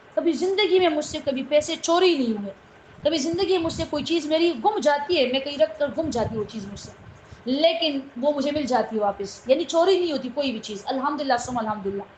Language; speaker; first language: Urdu; non-native, local second language; Pashto